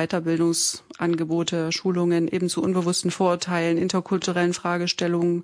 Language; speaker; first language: German; native; German